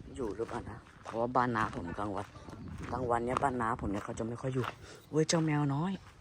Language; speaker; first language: Thai; native; Thai